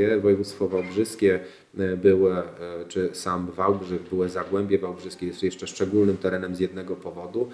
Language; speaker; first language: Polish; native; Polish